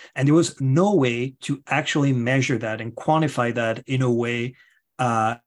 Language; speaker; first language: English; non-native, fluent; French